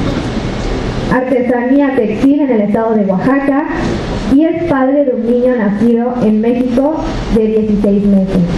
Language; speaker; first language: Spanish; native; Spanish